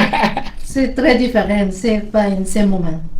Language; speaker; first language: French; non-native, learner; Spanish